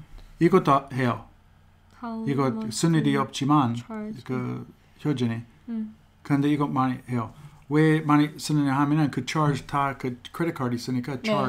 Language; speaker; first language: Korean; non-native, fluent; English